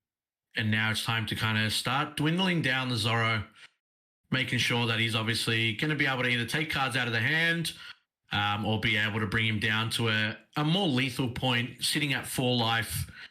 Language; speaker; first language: English; native; English